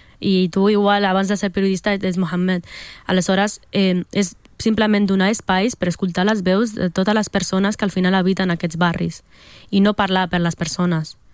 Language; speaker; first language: Catalan; early bilingual, other home language; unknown